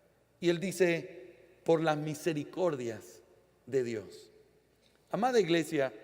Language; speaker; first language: Spanish; native; Spanish